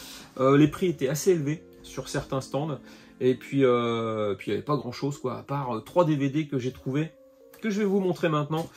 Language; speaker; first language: French; native; French